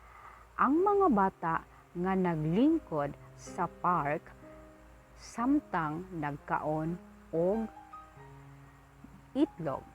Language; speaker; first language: Cebuano; non-native, learner; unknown